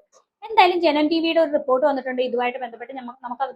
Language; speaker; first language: Malayalam; native; Malayalam